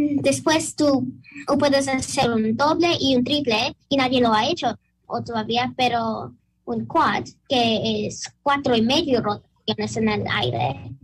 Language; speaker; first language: Spanish; early bilingual, heritage; Spanish